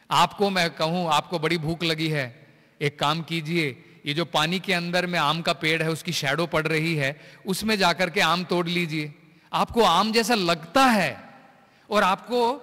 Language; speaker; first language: Hindi; native; Hindi